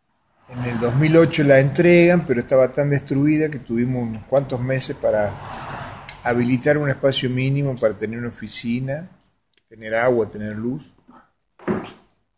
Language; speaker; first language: Spanish; native; Spanish